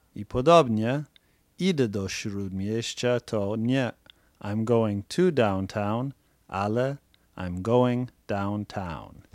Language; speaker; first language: Polish; non-native, fluent; English